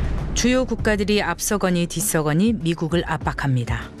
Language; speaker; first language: Korean; native; Korean